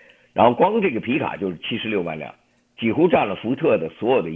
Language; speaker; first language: Chinese; native; Chinese